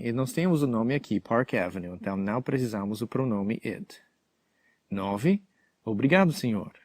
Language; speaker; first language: Portuguese; non-native, fluent; English